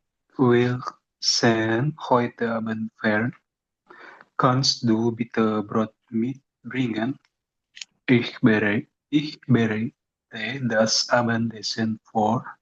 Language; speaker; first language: German; non-native, learner; Indonesian